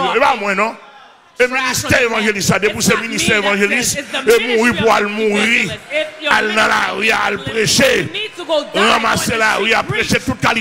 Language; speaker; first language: French; non-native, local second language; Haitian Creole